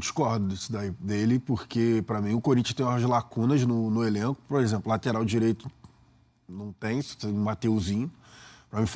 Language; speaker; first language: Portuguese; native; Portuguese